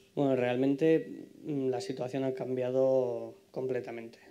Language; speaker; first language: Spanish; non-native, fluent; Ukrainian